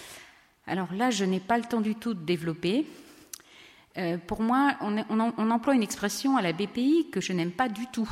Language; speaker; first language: French; native; French